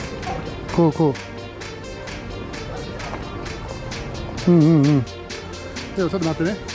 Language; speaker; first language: Japanese; non-native, fluent; English